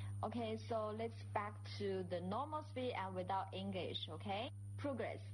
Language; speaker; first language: English; non-native, fluent; Chinese